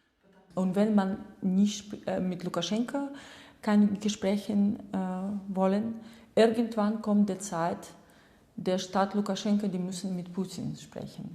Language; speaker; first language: German; non-native, fluent; Russian